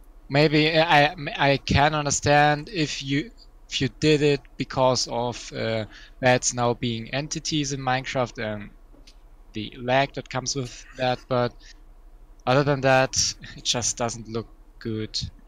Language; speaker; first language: English; non-native, fluent; German